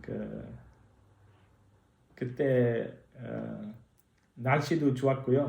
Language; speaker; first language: Korean; non-native, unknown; Uzbek